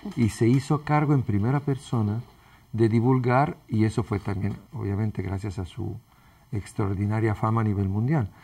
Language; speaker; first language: Spanish; early bilingual, other home language; Italian